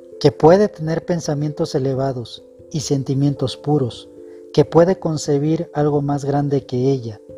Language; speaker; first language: Spanish; native; Spanish